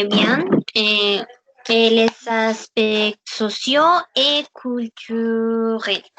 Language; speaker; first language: French; non-native, learner; Spanish